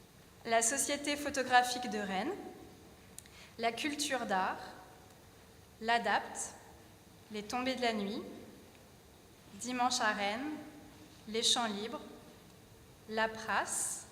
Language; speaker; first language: French; native; French